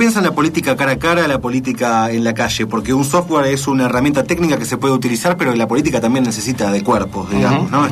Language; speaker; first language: Spanish; native; Spanish